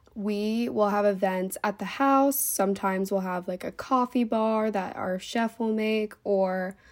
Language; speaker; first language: English; native; English